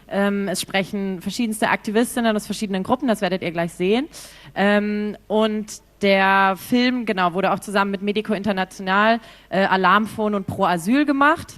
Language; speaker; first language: German; native; German